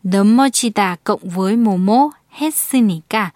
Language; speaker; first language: Korean; non-native, fluent; Vietnamese